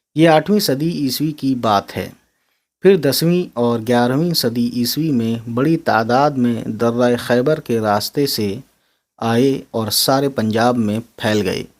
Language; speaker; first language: Urdu; native; Urdu